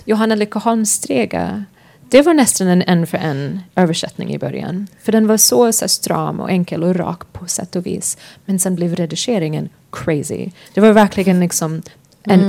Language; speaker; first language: Swedish; non-native, fluent; English